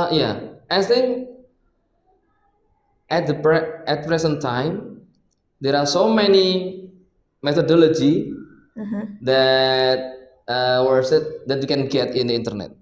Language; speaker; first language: English; non-native, learner; Indonesian